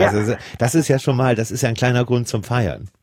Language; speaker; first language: German; native; German